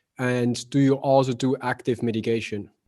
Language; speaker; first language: English; native; English